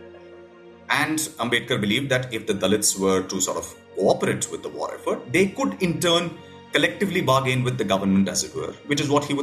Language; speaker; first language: English; non-native, local second language; Tamil